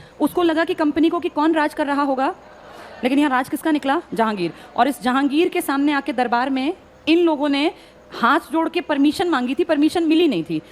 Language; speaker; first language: Hindi; native; Hindi